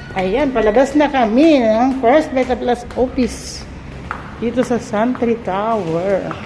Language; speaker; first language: Filipino; non-native, local second language; Waray